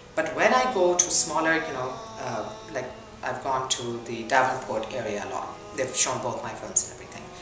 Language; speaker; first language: English; non-native, local second language; Urdu